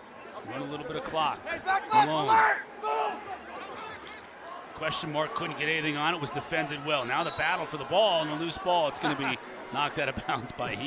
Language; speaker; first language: English; native; English